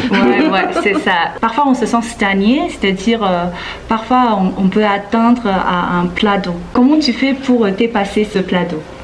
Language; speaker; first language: French; non-native, fluent; Chinese